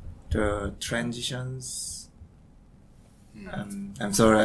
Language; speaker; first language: English; non-native, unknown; Korean